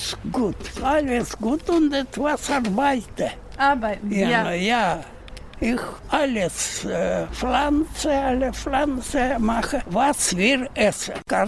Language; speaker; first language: German; non-native, learner; Russian